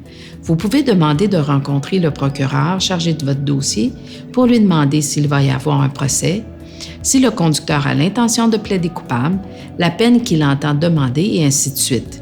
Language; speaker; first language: French; native; French